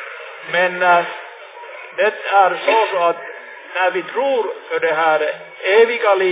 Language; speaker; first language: Swedish; non-native, fluent; Finnish